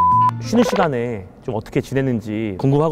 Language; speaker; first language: Korean; native; Korean